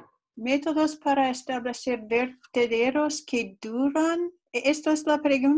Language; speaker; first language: Spanish; non-native, fluent; English